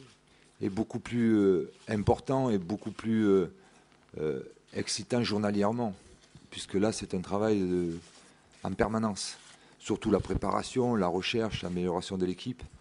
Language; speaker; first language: French; native; French